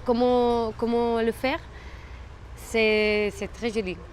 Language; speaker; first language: French; non-native, fluent; Spanish